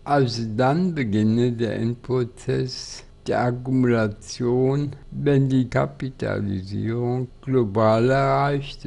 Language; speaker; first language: German; native; German